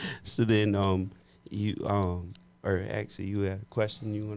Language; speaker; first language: English; native; English